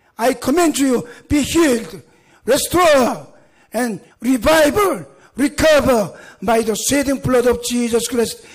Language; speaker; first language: English; non-native, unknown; Korean